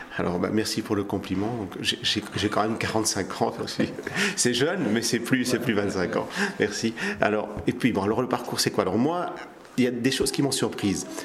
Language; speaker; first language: French; early bilingual, other home language; Kabyle